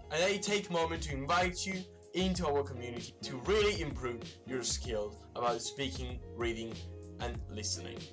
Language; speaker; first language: English; non-native, fluent; Italian